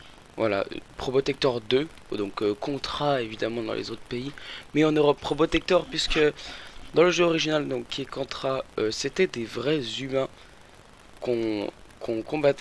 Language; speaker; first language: French; native; French